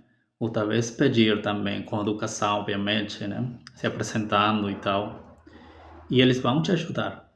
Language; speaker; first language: Portuguese; non-native, fluent; Spanish